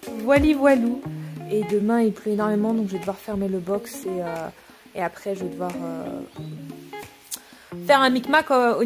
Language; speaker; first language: French; native; French